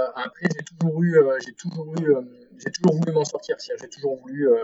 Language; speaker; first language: French; native; French